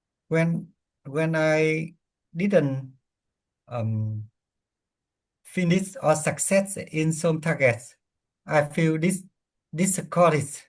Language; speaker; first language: English; non-native, learner; Vietnamese